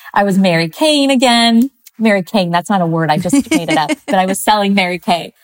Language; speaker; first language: English; early bilingual, other home language; Spanish